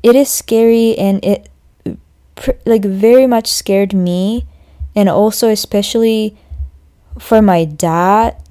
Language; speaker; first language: English; non-native, fluent; Japanese